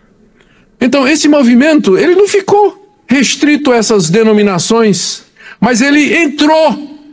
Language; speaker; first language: Portuguese; native; Portuguese